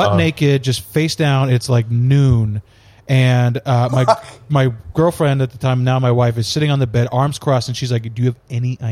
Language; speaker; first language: English; native; English